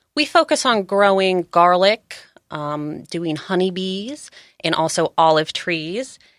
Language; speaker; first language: English; native; English